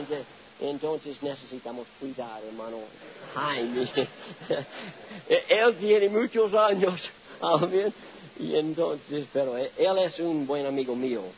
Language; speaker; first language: Spanish; non-native, learner; English